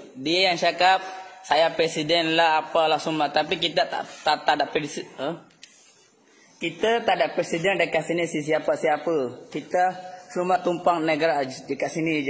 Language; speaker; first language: Malay; non-native, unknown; Rohingya